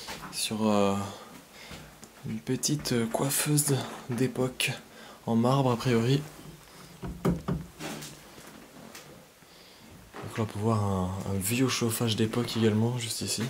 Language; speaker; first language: French; native; French